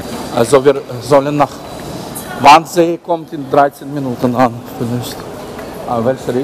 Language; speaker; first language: German; non-native, learner; Ukrainian